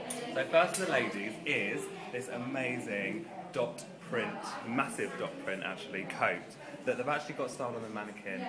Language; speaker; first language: English; native; English